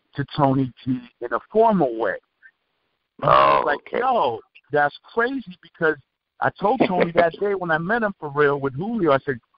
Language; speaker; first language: English; native; English